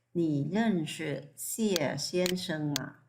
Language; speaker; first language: Chinese; non-native, fluent; Thai